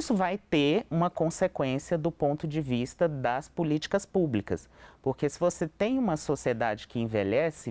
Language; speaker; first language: Portuguese; native; Portuguese